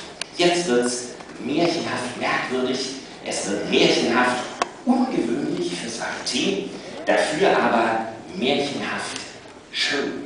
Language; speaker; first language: German; native; German